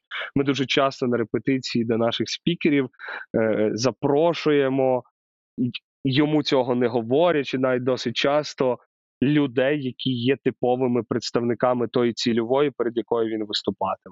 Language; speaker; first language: Ukrainian; native; Ukrainian